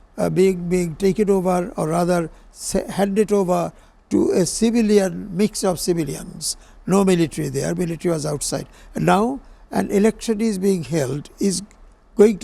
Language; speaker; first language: English; non-native, local second language; Bangla